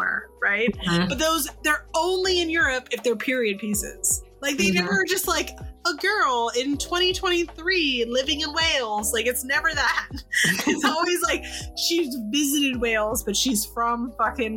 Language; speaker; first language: English; native; English